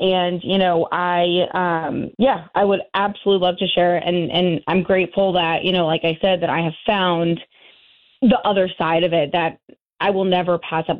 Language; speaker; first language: English; native; English